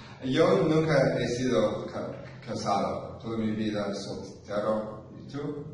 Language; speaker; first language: Spanish; non-native, fluent; English